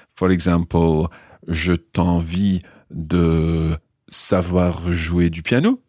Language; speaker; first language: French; non-native, fluent; English